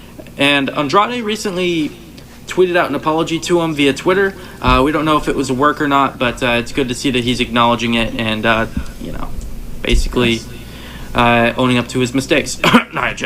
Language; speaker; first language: English; native; English